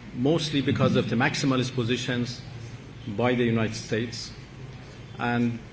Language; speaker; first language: English; non-native, fluent; Persian